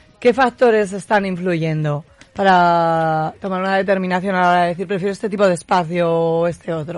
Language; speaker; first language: Spanish; native; Spanish